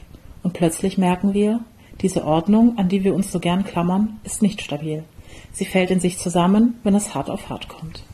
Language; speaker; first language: German; native; German